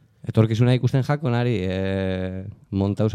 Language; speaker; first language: Basque; native; Basque